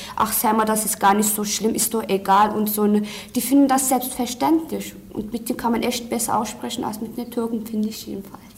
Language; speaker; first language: German; early bilingual, other home language; Turkish